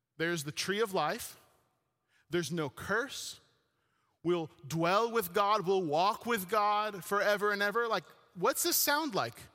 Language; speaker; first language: English; early bilingual, other home language; Arabic